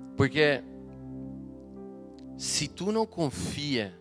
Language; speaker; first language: Spanish; non-native, fluent; Portuguese